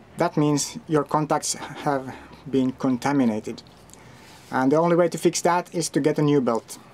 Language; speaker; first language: English; non-native, fluent; Finnish